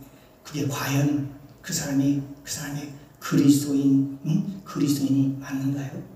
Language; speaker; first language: Korean; native; Korean